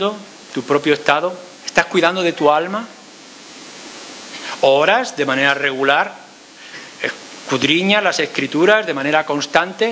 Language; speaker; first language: Spanish; native; Spanish